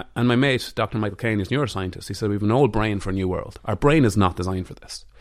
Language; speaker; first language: English; native; English